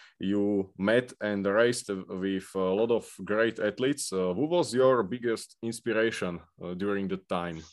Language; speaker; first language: English; non-native, fluent; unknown